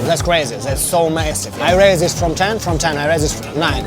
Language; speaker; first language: English; non-native, learner; Russian